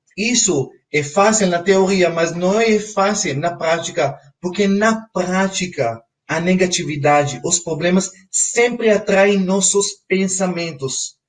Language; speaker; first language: Portuguese; non-native, fluent; Hebrew